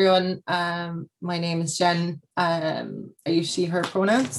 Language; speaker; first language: English; native; English